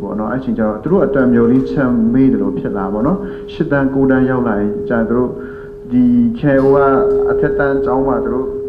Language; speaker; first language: Burmese; non-native, local second language; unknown